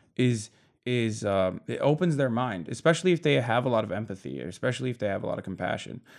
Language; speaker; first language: English; native; English